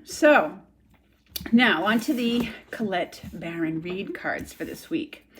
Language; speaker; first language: English; native; English